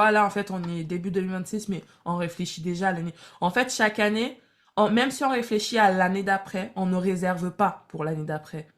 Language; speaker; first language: French; native; French